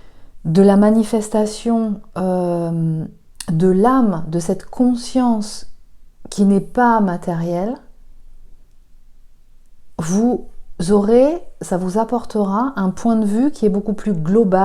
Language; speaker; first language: French; native; French